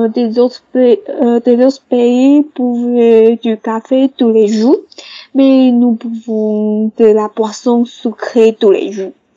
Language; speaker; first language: French; non-native, learner; Chinese